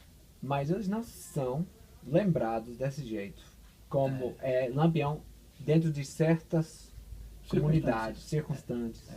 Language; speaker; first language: Portuguese; non-native, fluent; English